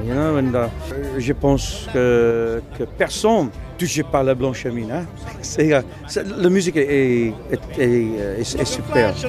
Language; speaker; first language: French; non-native, learner; English